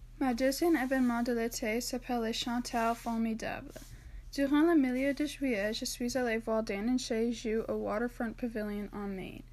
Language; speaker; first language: French; non-native, learner; English